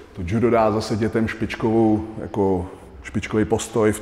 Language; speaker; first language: Czech; native; Czech